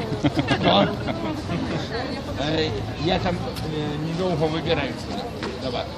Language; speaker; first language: Ukrainian; non-native, learner; Polish